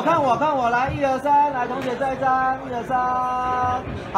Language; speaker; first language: Chinese; native; Chinese